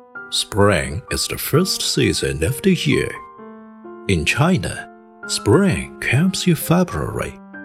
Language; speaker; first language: English; non-native, fluent; Chinese